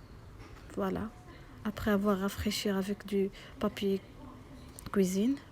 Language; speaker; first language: French; non-native, local second language; Arabic